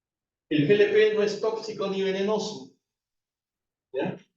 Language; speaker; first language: Spanish; native; Spanish